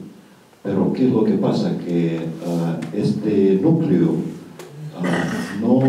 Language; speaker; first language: Spanish; non-native, fluent; Russian